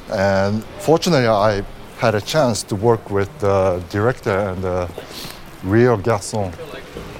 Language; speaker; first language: English; non-native, fluent; Japanese